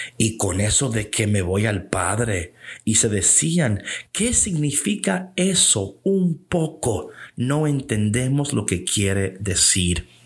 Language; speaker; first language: Spanish; early bilingual, heritage; English